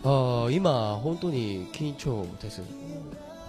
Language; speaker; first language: Japanese; non-native, learner; Korean